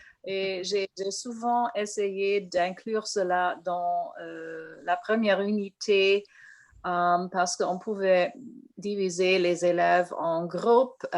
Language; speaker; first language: French; non-native, local second language; English